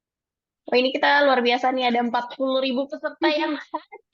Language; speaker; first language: Indonesian; native; Indonesian